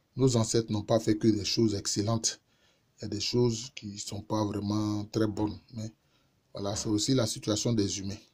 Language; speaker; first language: French; non-native, local second language; Baoulé